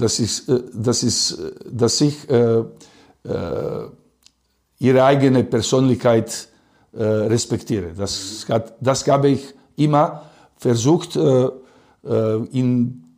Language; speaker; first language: German; non-native, learner; Serbian